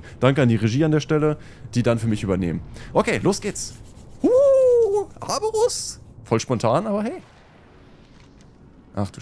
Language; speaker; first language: German; native; German